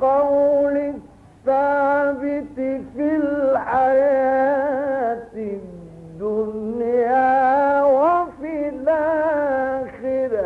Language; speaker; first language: Arabic; native; Arabic